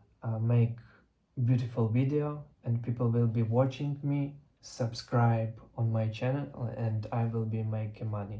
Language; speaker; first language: English; non-native, learner; Russian